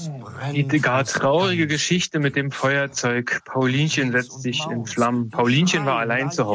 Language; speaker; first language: German; native; German